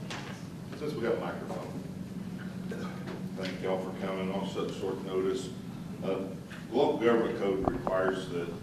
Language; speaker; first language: English; native; English